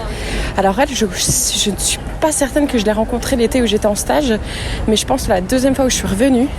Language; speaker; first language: French; native; French